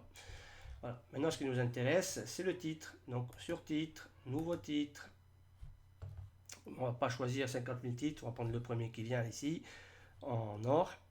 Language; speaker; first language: French; native; French